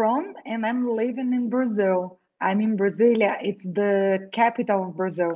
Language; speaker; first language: English; non-native, fluent; Portuguese